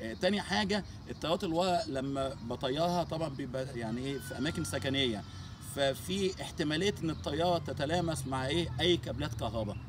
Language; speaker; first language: Arabic; native; Arabic